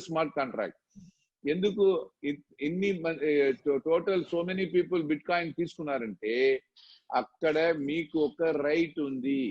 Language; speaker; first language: Telugu; non-native, local second language; Tamil